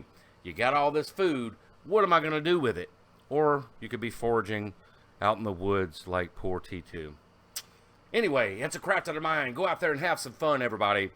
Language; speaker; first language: English; native; English